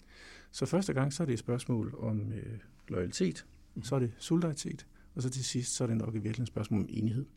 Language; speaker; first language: Danish; native; Danish